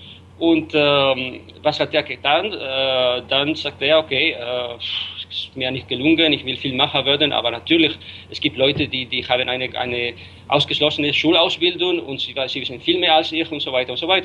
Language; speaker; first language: German; non-native, fluent; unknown